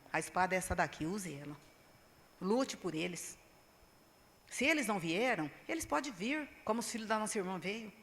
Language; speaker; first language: Portuguese; native; Portuguese